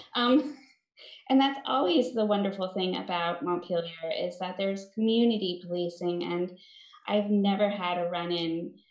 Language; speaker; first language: English; native; English